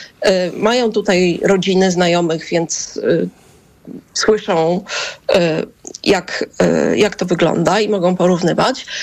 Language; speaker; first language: Polish; native; Polish